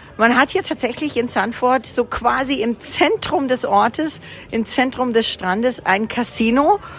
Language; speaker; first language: German; native; German